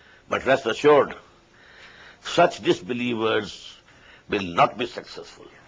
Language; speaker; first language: English; non-native, local second language; Urdu